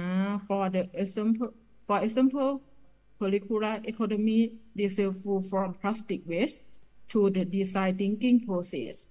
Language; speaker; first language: English; non-native, learner; Thai